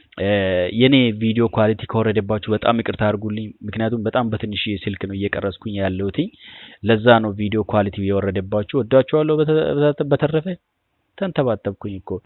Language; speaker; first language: Amharic; non-native, local second language; Oromo